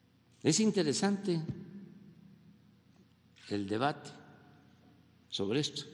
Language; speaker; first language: Spanish; native; Spanish